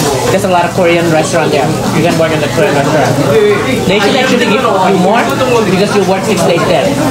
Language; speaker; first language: English; non-native, fluent; Indonesian